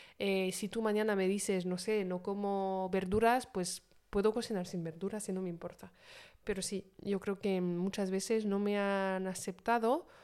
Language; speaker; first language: Spanish; non-native, fluent; French